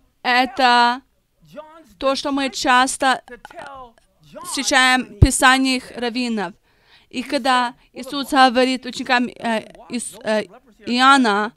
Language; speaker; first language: Russian; non-native, fluent; English